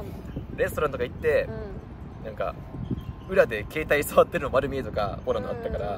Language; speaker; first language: Japanese; native; Japanese